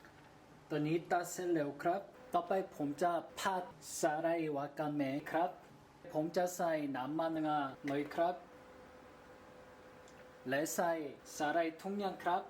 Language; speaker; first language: Thai; non-native, learner; Korean